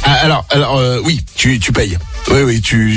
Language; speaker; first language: French; native; French